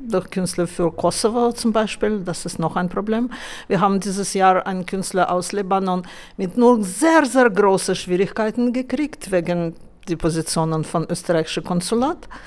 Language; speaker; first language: German; non-native, fluent; Russian